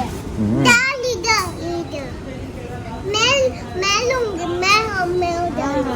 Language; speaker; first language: Hindi; non-native, local second language; Bodo